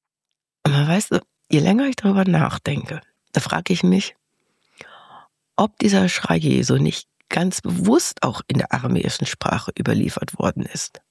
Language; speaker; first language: German; native; German